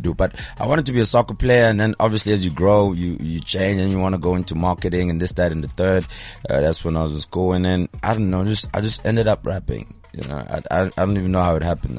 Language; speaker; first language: English; non-native, local second language; Zulu